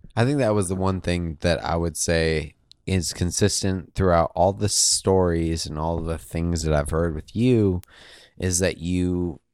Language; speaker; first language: English; native; English